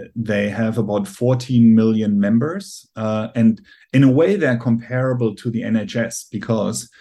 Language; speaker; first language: English; non-native, fluent; German